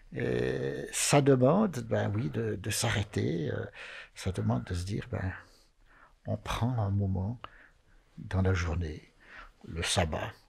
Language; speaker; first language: French; native; French